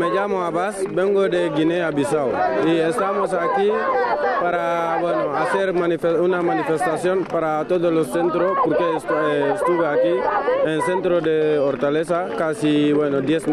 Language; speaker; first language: Spanish; non-native, learner; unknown